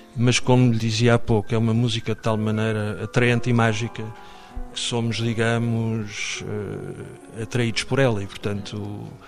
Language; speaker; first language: Portuguese; native; Portuguese